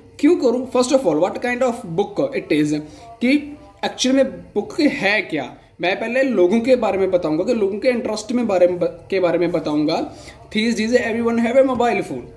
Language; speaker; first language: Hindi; non-native, local second language; Punjabi